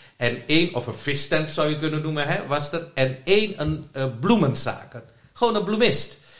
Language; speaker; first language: Dutch; non-native, local second language; Caribbean Hindustani